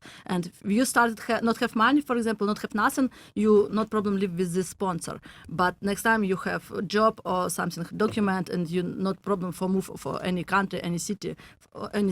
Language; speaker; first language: English; non-native, learner; Russian